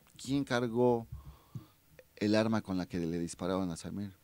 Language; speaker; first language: Spanish; native; Spanish